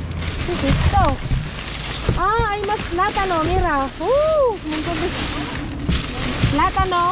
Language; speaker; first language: Spanish; non-native, learner; Filipino